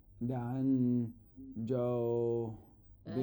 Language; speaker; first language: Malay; non-native, learner; English